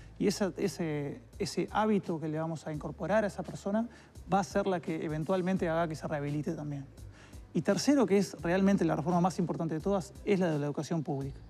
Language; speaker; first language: Spanish; native; Spanish